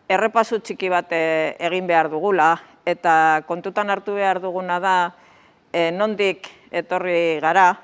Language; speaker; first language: Basque; native; Basque